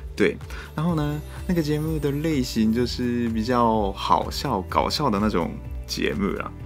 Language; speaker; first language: Chinese; non-native, fluent; Japanese